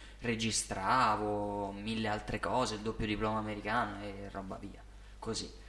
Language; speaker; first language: Italian; native; Italian